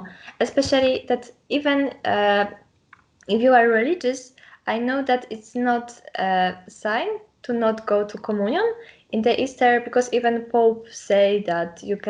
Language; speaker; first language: English; non-native, learner; Polish